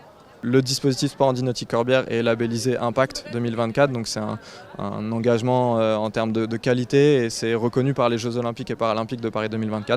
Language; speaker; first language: French; native; French